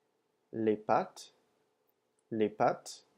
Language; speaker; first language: French; non-native, fluent; English